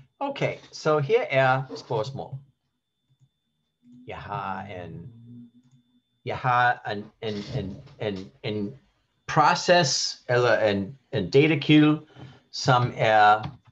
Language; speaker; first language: Danish; non-native, learner; English